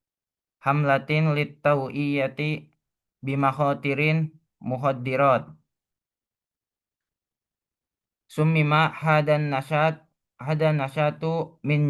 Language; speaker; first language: Arabic; non-native, learner; Indonesian